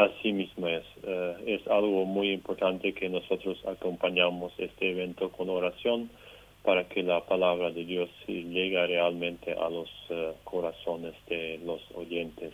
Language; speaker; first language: Spanish; non-native, local second language; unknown